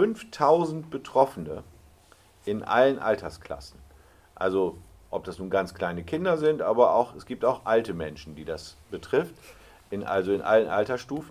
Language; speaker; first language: German; native; German